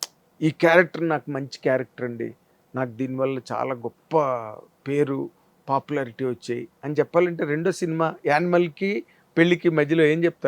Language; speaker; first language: Telugu; native; Telugu